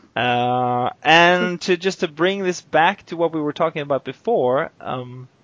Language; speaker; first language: English; non-native, fluent; Norwegian